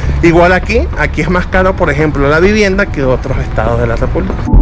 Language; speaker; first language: Spanish; native; Spanish